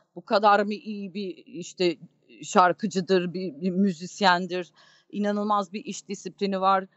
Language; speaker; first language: Turkish; non-native, fluent; English